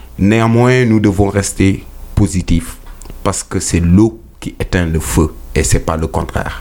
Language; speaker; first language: French; non-native, local second language; Wolof